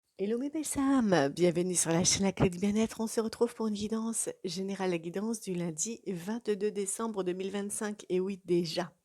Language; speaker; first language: French; native; French